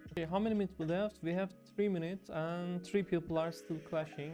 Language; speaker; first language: English; non-native, fluent; Turkish